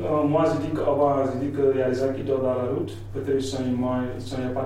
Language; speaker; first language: French; non-native, learner; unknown